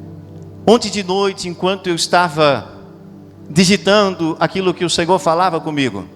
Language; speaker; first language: Portuguese; native; Portuguese